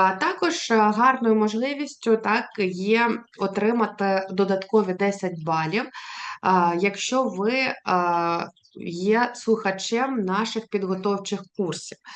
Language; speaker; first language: Ukrainian; native; Ukrainian